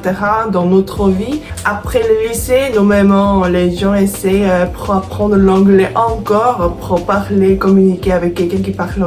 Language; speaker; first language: French; non-native, fluent; Korean